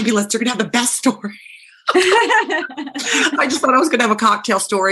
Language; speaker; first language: English; native; English